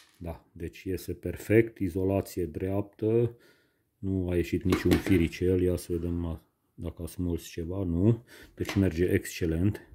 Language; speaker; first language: Romanian; non-native, local second language; Hungarian